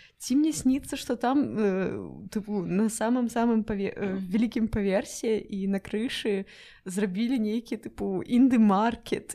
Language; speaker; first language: Belarusian; non-native, local second language; Russian